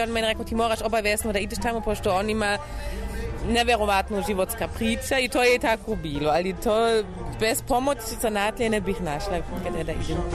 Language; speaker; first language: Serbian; non-native, learner; German